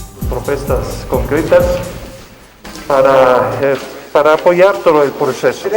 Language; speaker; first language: Spanish; non-native, fluent; German